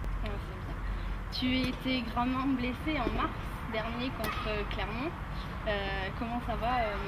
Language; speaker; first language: French; native; French